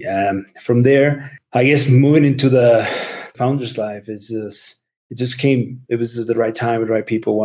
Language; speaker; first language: English; non-native, fluent; Spanish